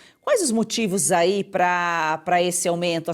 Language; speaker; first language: Portuguese; native; Portuguese